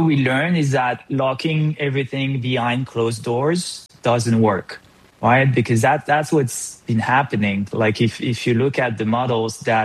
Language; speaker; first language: English; non-native, fluent; French